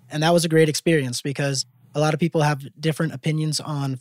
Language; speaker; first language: English; native; English